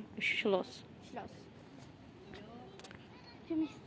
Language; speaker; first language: German; early bilingual, heritage; Turkish